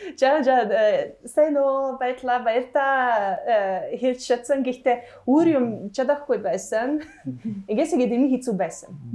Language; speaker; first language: Mongolian; non-native, learner; Hungarian